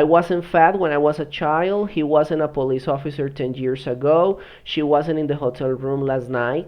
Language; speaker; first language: English; non-native, fluent; Spanish